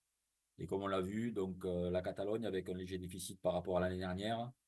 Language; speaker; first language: French; native; French